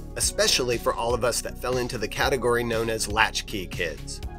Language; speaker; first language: English; native; English